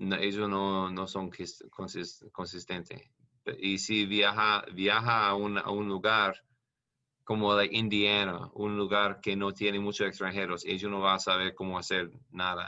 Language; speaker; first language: Spanish; non-native, learner; English